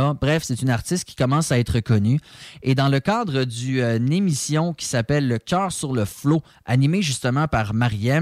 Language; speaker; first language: French; native; French